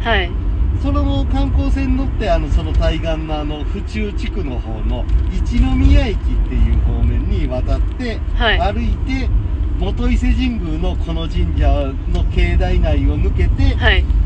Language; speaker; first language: Japanese; native; Japanese